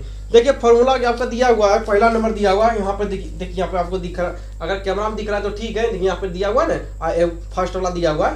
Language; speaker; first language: Hindi; native; Hindi